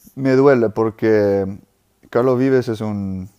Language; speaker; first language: Spanish; non-native, fluent; English